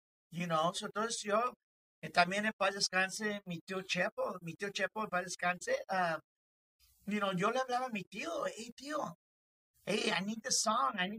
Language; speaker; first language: Spanish; early bilingual, heritage; Spanish